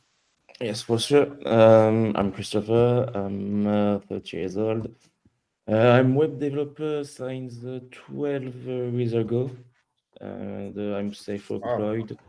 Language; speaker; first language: English; non-native, learner; French